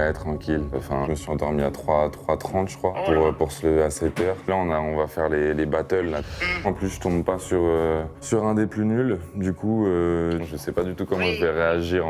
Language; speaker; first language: French; native; French